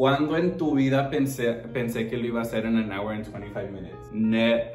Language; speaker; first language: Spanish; early bilingual, heritage; Spanish